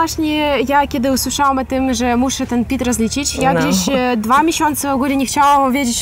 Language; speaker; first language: Polish; non-native, fluent; Ukrainian